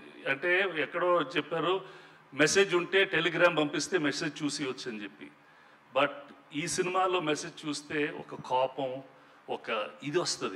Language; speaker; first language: Telugu; native; Telugu